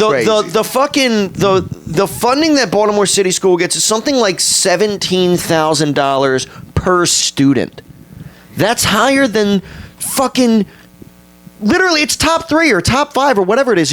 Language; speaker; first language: English; native; English